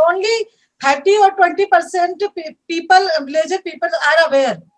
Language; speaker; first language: English; non-native, learner; Hindi